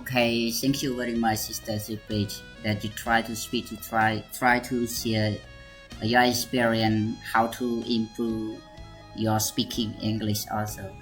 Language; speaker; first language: English; non-native, learner; Khmer